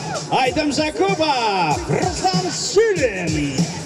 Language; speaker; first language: Russian; non-native, local second language; Kazakh